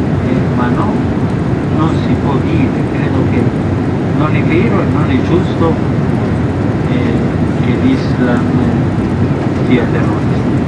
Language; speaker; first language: Italian; non-native, fluent; Spanish